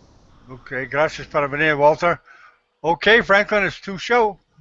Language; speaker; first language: Spanish; non-native, learner; English